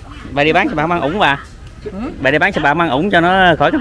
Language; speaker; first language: Vietnamese; native; Vietnamese